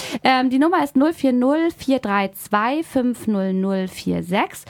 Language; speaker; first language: German; native; German